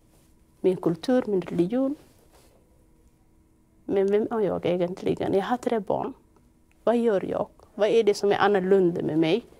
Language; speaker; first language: Swedish; non-native, fluent; Somali